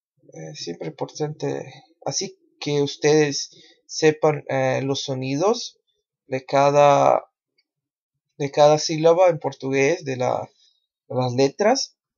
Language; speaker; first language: Spanish; non-native, fluent; Portuguese